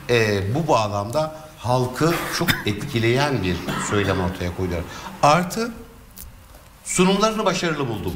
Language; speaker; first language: Turkish; native; Turkish